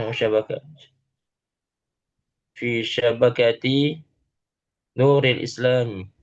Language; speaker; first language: Arabic; non-native, learner; Indonesian